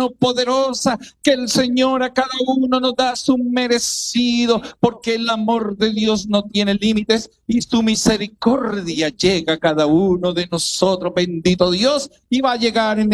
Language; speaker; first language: Spanish; native; Spanish